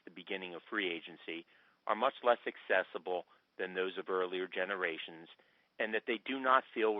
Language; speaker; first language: English; native; English